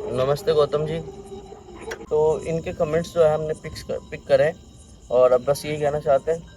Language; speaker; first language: Hindi; native; Hindi